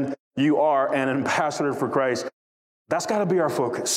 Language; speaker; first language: English; native; English